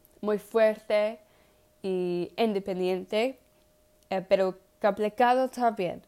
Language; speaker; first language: Spanish; non-native, learner; English